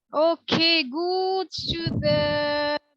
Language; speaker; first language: English; non-native, learner; Indonesian